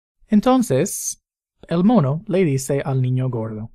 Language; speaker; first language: Spanish; non-native, fluent; English